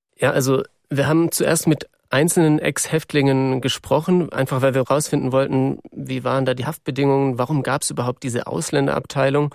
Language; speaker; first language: German; native; German